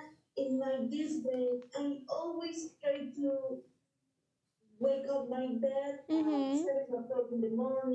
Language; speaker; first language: English; non-native, learner; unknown